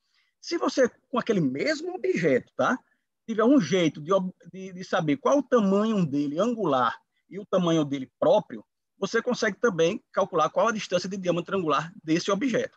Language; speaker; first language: Portuguese; native; Portuguese